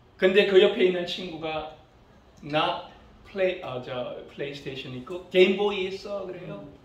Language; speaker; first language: Korean; early bilingual, other home language; English